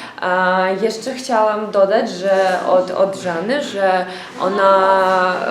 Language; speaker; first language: Polish; non-native, learner; Ukrainian